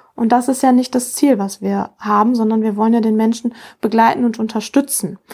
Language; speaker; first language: German; native; German